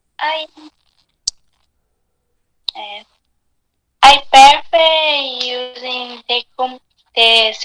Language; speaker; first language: English; non-native, learner; Portuguese